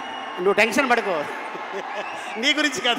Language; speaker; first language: Telugu; native; Telugu